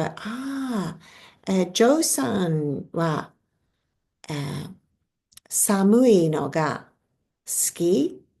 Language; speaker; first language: Japanese; non-native, fluent; English